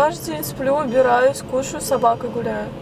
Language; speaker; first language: Russian; native; Russian